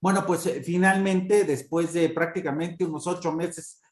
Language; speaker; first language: Spanish; native; Spanish